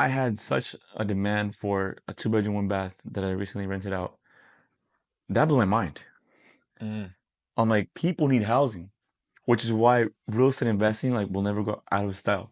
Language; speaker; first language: English; native; English